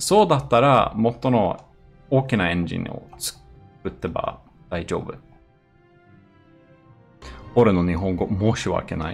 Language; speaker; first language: Japanese; non-native, learner; Swedish